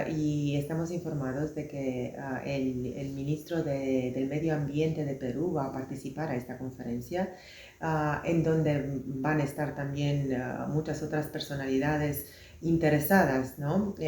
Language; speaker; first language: Spanish; non-native, fluent; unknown